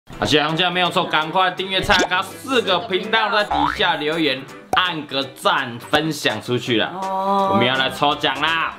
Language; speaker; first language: Chinese; native; Chinese